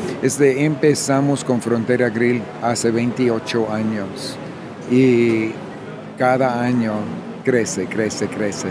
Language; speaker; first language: Spanish; non-native, fluent; English